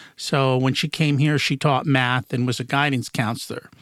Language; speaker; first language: English; native; English